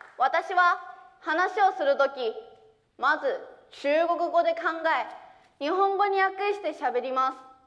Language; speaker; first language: Japanese; early bilingual, other home language; Chinese